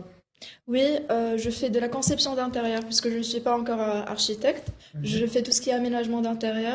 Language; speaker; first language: French; non-native, local second language; Arabic